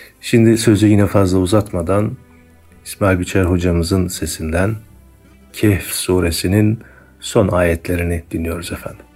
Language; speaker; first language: Turkish; native; Turkish